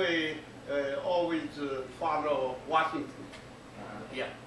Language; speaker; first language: English; non-native, learner; Korean